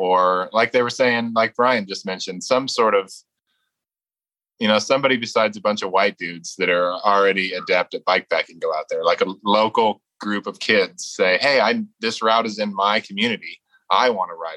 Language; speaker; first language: English; native; English